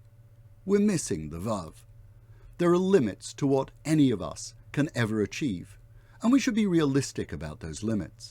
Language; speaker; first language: English; native; English